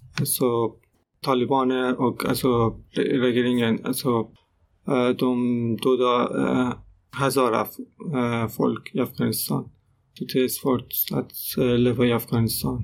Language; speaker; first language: Swedish; non-native, learner; Persian